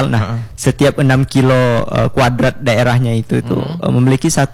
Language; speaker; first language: Indonesian; non-native, local second language; Minangkabau